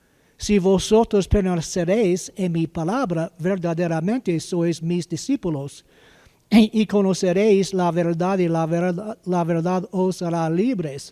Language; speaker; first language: Spanish; non-native, learner; English